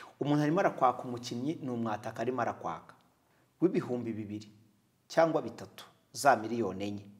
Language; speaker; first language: Kinyarwanda; native; Kinyarwanda